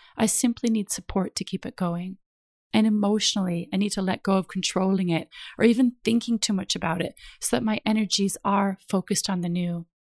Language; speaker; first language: English; native; English